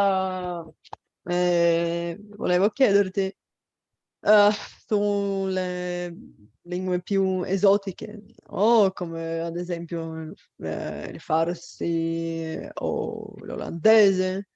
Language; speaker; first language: Italian; non-native, fluent; Bulgarian